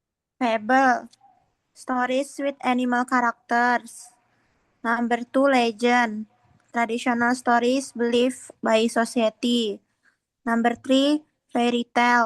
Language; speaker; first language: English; non-native, learner; Indonesian